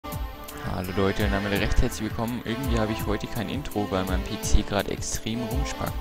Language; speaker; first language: German; native; German